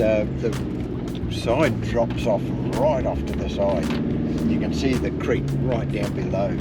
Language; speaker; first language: English; native; English